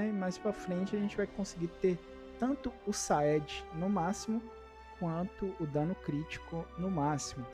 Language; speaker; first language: Portuguese; native; Portuguese